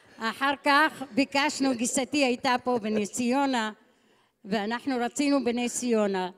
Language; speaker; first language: Hebrew; non-native, fluent; Arabic